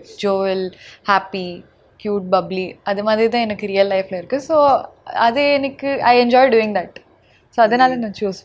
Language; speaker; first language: Tamil; non-native, learner; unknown